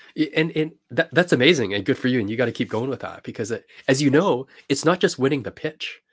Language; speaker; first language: English; native; English